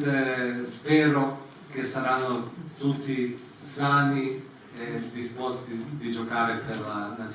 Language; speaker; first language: Italian; non-native, fluent; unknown